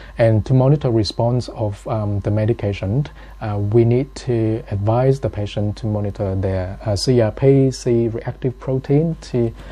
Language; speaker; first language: English; non-native, fluent; Vietnamese